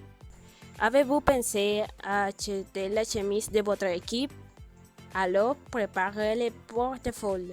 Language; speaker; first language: French; non-native, learner; Spanish